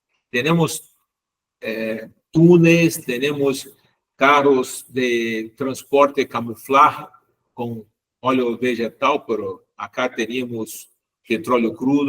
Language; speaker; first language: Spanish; non-native, learner; Portuguese